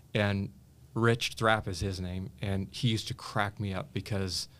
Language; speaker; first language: English; native; English